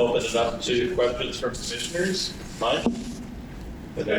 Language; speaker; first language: English; native; English